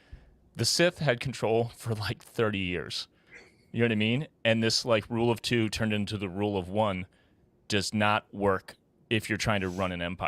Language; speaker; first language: English; native; English